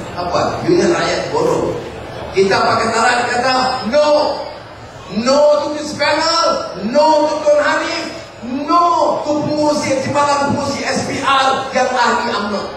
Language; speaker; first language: Malay; native; Malay